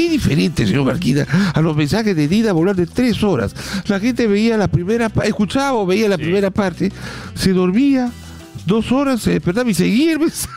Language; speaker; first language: Spanish; native; Spanish